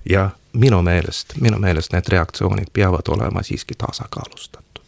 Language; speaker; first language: Estonian; non-native, local second language; Russian